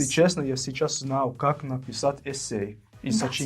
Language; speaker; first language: Russian; non-native, fluent; English